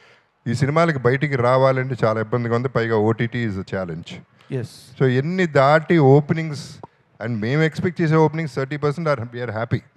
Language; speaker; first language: Telugu; native; Telugu